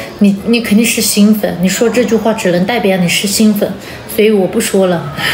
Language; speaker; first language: Chinese; non-native, local second language; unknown